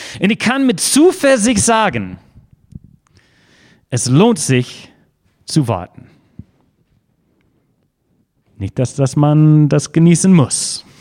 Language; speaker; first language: German; non-native, fluent; English